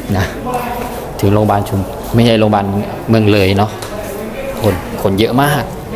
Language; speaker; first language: Thai; native; Thai